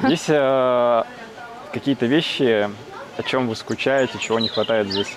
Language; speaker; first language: Russian; native; Russian